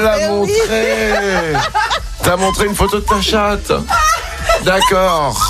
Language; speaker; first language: French; native; French